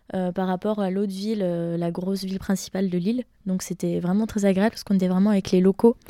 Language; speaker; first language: French; native; French